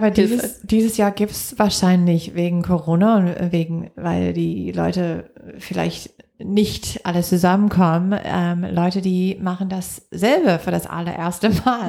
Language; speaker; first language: German; non-native, fluent; English